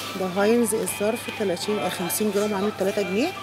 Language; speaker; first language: Arabic; native; Arabic